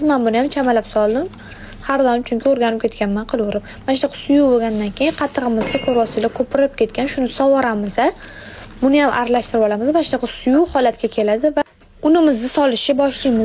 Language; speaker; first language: Uzbek; native; Uzbek